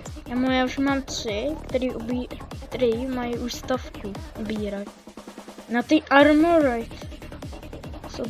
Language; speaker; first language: Czech; native; Czech